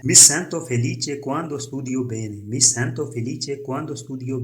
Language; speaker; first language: Italian; non-native, fluent; Urdu